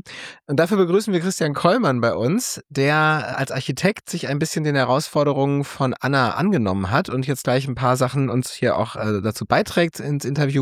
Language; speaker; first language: German; native; German